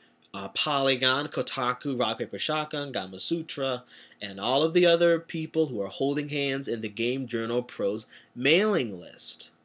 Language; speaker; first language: English; native; English